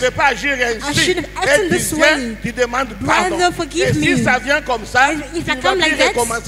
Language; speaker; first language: French; non-native, local second language; Lingala